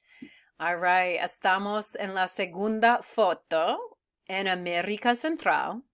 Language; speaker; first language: Spanish; non-native, fluent; English